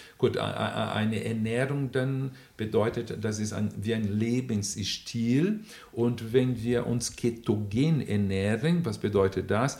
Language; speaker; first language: German; non-native, fluent; Portuguese